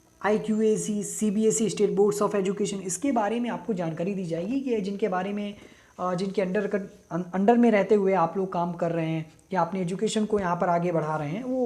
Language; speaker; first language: Hindi; native; Hindi